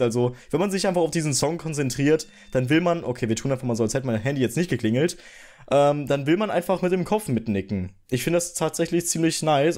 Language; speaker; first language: German; native; German